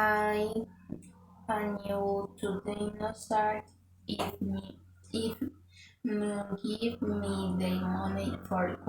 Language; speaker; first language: English; non-native, learner; Spanish